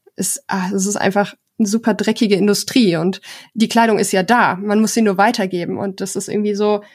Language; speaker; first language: German; native; German